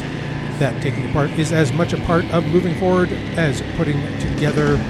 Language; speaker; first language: English; native; English